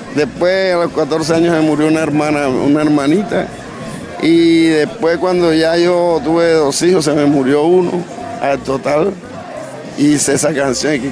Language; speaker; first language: Spanish; native; Spanish